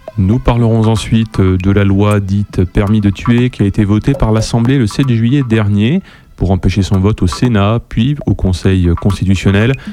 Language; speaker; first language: French; native; French